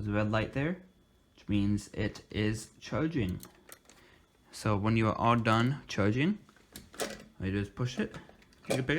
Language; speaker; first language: English; native; English